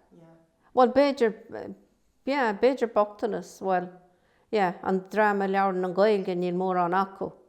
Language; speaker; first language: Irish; native; Irish